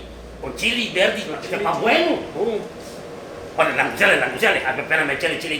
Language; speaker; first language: Spanish; native; Spanish